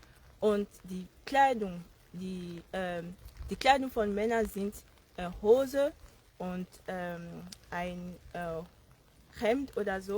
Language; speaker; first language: German; non-native, fluent; Yoruba